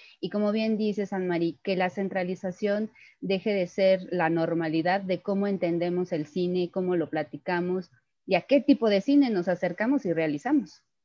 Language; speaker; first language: Spanish; native; Spanish